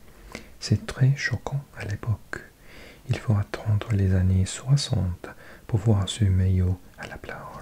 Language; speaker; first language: French; non-native, learner; English